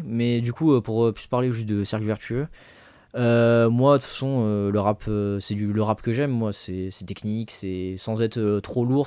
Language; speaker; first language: French; native; French